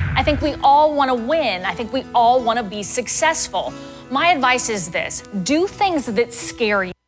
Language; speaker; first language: English; native; English